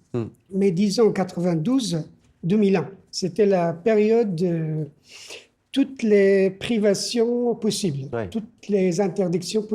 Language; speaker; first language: French; non-native, fluent; Persian